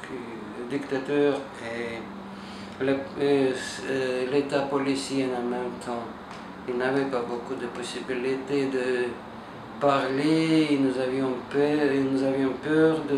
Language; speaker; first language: French; non-native, learner; Russian